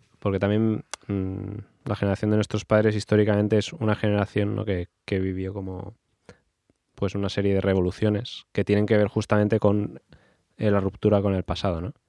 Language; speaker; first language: Spanish; native; Spanish